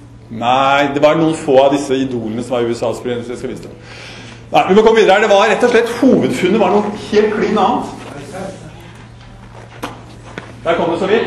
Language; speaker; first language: Norwegian; native; Norwegian